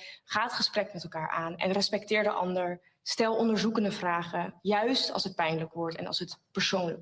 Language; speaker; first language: Dutch; native; Dutch